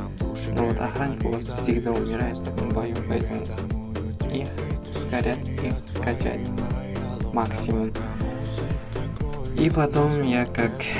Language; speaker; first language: Russian; non-native, fluent; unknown